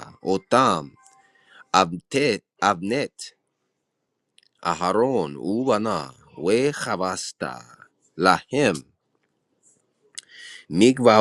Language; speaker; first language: Hebrew; non-native, learner; English